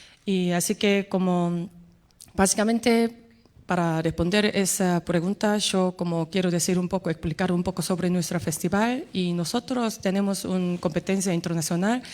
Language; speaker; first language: Spanish; non-native, fluent; Korean